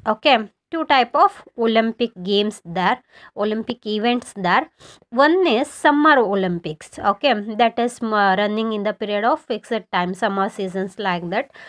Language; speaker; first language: English; non-native, local second language; Kannada